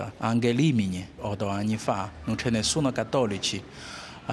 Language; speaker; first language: Italian; non-native, learner; Chinese